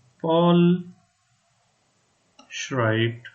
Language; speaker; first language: German; non-native, fluent; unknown